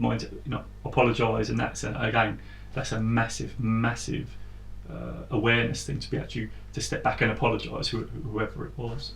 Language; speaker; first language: English; native; English